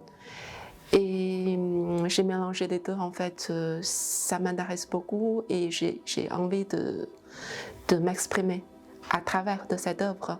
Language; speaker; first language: French; non-native, fluent; Chinese